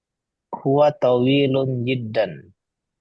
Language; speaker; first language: Arabic; non-native, fluent; Indonesian